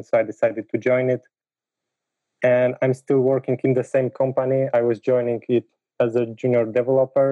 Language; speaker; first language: English; non-native, fluent; Polish